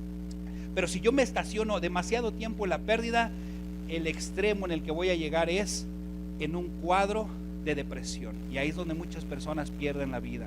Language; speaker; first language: Spanish; native; Spanish